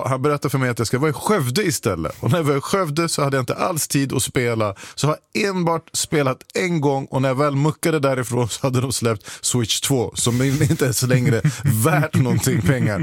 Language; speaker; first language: Swedish; native; Swedish